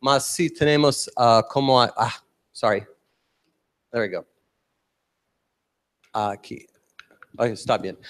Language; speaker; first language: Spanish; non-native, learner; English